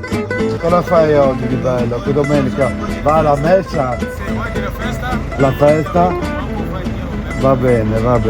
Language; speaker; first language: Italian; non-native, learner; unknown